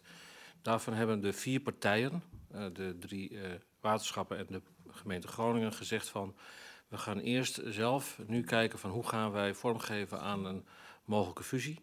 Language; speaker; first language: Dutch; native; Dutch